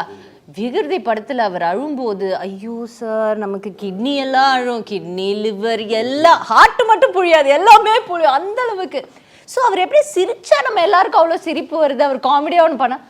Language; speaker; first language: Tamil; native; Tamil